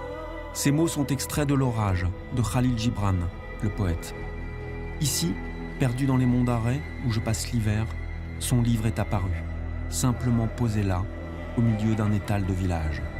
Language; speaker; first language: French; native; French